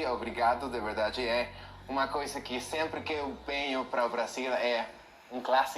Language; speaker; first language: Portuguese; non-native, fluent; Spanish